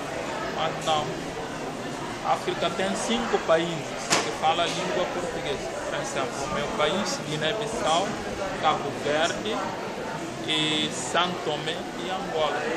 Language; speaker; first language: Portuguese; non-native, local second language; Upper Guinea Crioulo